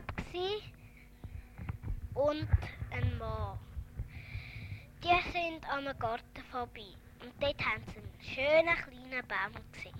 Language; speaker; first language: German; early bilingual, other home language; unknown